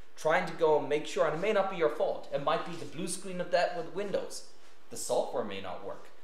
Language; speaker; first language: English; native; English